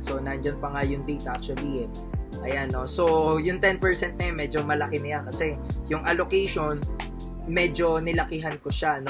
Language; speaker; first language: Filipino; native; Filipino